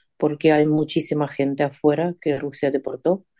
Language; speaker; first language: Spanish; non-native, fluent; Ukrainian